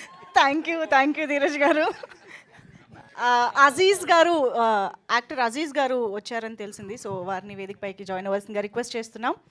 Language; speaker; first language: Telugu; native; Telugu